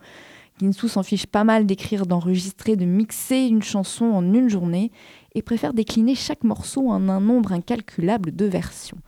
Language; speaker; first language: French; native; French